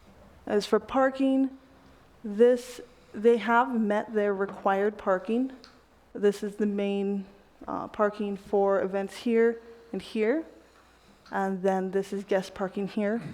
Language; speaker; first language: English; native; English